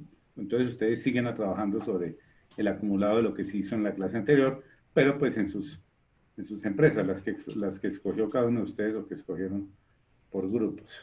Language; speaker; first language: Spanish; native; Spanish